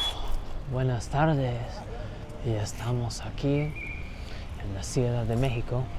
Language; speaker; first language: Spanish; non-native, learner; English